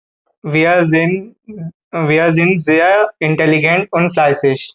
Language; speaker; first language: German; non-native, learner; Hindi